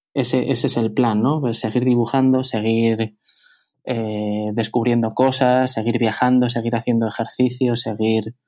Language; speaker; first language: Spanish; native; Spanish